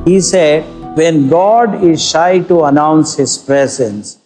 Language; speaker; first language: English; non-native, local second language; Kannada